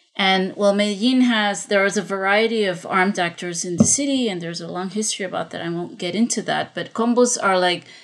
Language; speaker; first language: English; non-native, fluent; Spanish